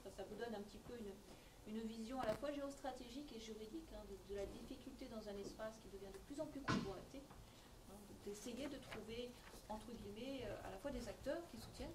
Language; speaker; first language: French; native; French